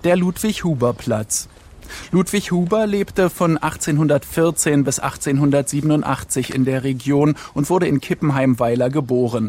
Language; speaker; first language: German; native; German